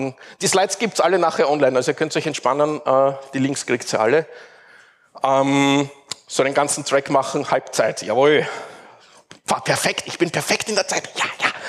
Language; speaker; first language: German; native; German